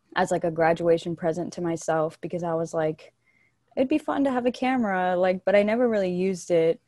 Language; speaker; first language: English; native; English